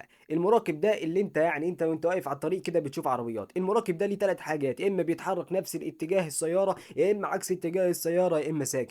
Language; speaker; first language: Arabic; native; Arabic